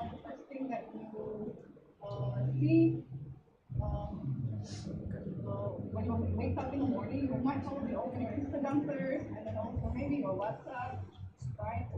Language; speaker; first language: English; non-native, fluent; Indonesian